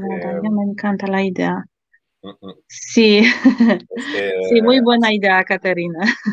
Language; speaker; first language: Spanish; non-native, fluent; Polish